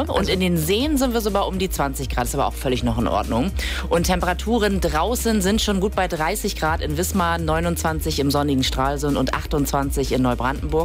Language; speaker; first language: German; native; German